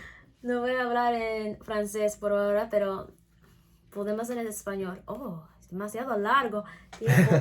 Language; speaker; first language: Spanish; non-native, learner; English